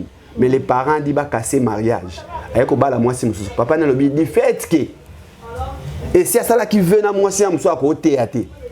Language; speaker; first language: French; non-native, local second language; Lingala